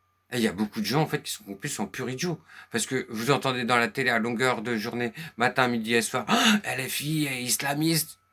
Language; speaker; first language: French; native; French